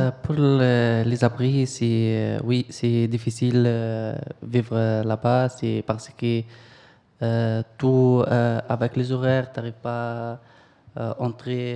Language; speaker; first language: French; non-native, learner; Arabic